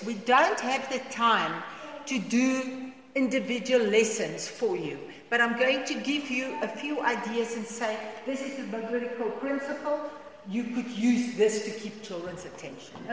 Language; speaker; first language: English; non-native, local second language; Afrikaans